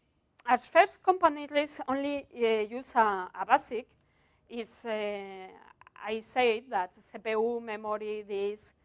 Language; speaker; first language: English; non-native, learner; Spanish